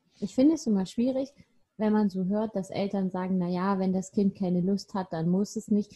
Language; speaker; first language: German; native; German